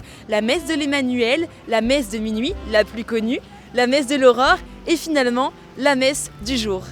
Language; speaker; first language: French; native; French